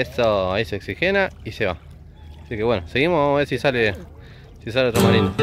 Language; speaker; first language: Spanish; native; Spanish